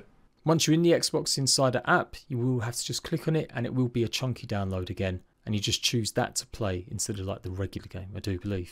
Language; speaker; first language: English; native; English